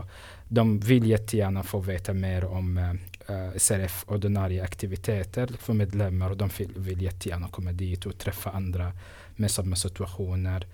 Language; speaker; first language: Swedish; non-native, fluent; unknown